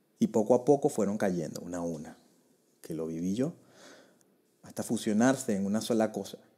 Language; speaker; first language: Spanish; native; Spanish